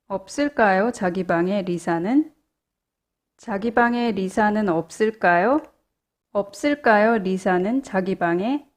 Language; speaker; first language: Korean; non-native, fluent; English